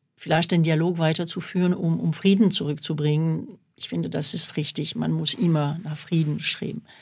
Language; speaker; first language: German; non-native, fluent; French